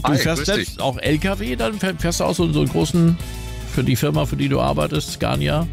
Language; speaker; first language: German; native; German